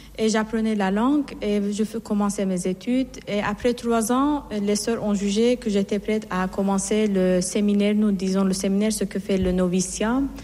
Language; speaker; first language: French; non-native, fluent; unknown